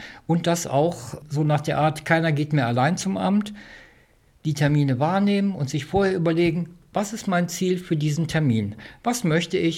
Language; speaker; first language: German; native; German